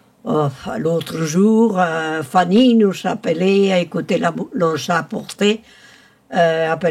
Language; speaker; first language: French; non-native, local second language; Spanish